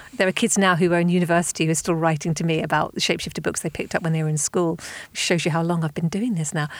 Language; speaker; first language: English; native; English